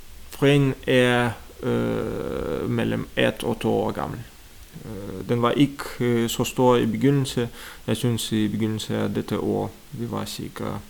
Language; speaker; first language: Danish; non-native, fluent; Russian